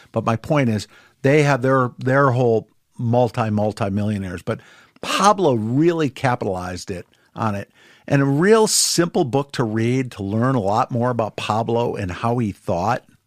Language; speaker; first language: English; native; English